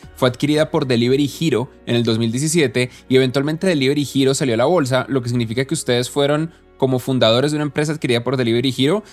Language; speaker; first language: Spanish; native; Spanish